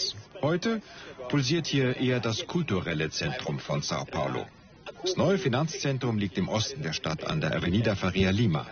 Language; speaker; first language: German; non-native, fluent; Portuguese